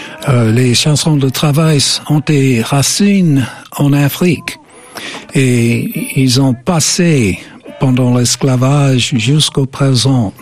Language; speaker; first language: French; non-native, fluent; English